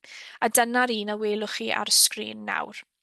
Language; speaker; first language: Welsh; native; Welsh